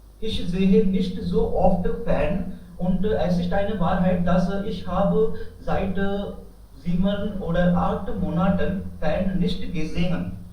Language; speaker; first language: German; non-native, learner; Hindi